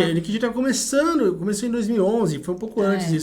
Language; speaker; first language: Portuguese; native; Portuguese